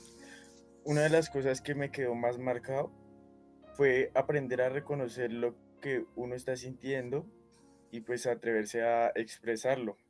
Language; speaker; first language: Spanish; native; Spanish